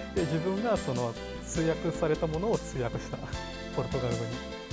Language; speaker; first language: Japanese; non-native, fluent; Portuguese